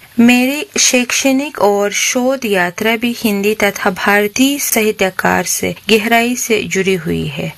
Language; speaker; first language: Hindi; non-native, fluent; Uzbek